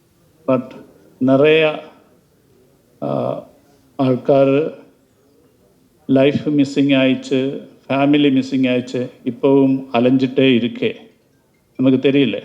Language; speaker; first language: Tamil; non-native, learner; Malayalam